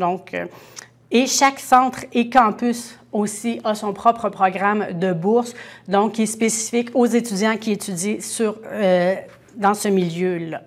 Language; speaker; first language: French; native; French